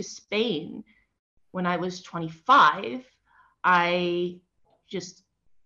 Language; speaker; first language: English; native; English